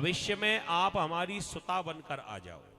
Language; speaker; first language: Hindi; native; Hindi